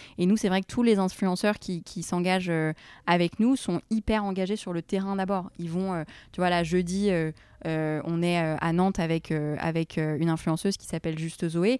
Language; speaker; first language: French; early bilingual, other home language; Arabic